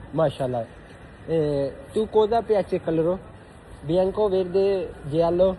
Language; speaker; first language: Italian; non-native, learner; Punjabi